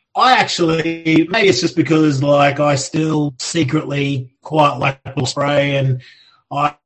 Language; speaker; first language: English; native; English